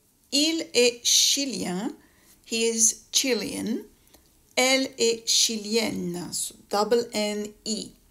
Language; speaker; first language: French; native; French